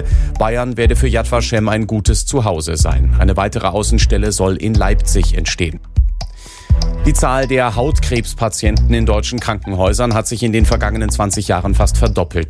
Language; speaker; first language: German; native; German